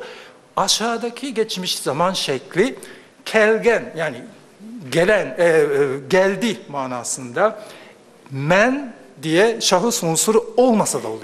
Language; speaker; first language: Turkish; non-native, fluent; Japanese